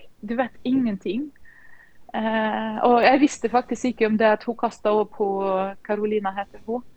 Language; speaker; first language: Norwegian; non-native, fluent; Ukrainian